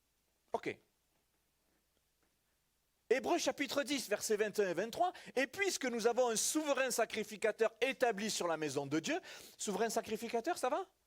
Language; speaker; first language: French; native; French